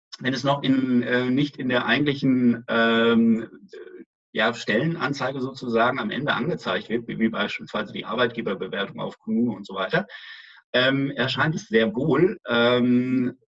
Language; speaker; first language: German; native; German